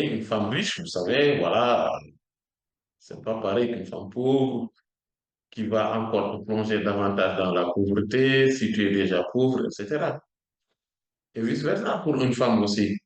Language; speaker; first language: French; non-native, local second language; Wolof